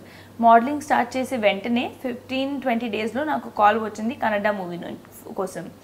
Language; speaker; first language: Telugu; non-native, local second language; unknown